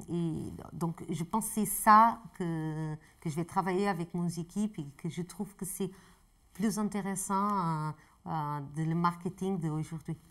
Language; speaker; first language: French; non-native, fluent; Portuguese